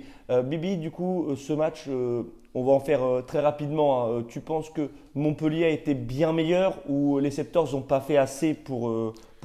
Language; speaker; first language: French; native; French